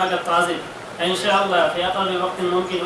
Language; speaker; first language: Arabic; non-native, learner; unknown